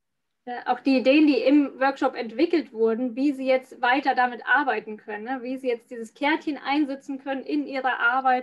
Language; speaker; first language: German; native; German